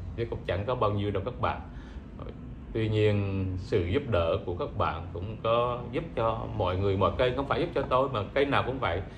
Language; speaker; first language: Vietnamese; native; Vietnamese